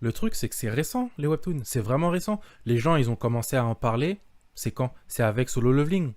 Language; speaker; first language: French; native; French